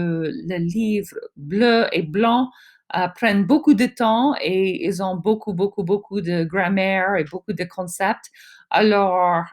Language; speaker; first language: French; non-native, fluent; English